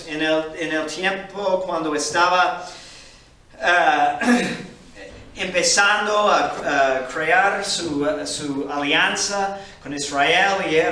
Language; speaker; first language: Spanish; non-native, fluent; English